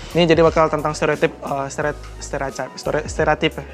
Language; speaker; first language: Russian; non-native, learner; Indonesian